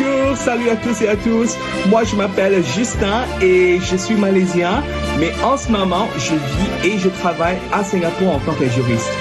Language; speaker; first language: French; non-native, fluent; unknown